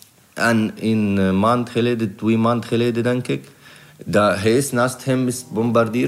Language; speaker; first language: Dutch; non-native, learner; Arabic